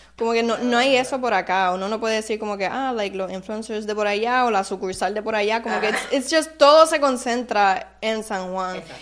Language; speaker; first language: Spanish; native; Spanish